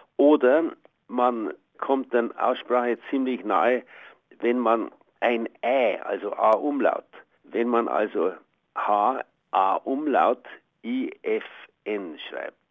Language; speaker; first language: German; native; German